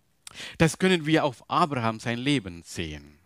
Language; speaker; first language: German; non-native, learner; Tamil